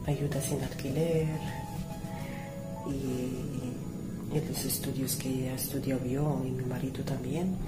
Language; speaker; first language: Spanish; non-native, learner; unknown